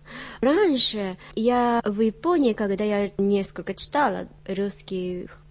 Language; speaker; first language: Russian; non-native, learner; Japanese